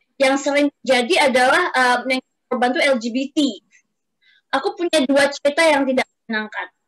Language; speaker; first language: Indonesian; native; Indonesian